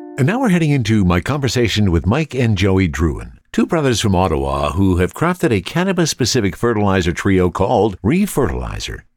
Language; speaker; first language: English; native; English